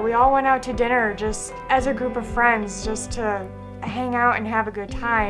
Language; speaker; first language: English; native; English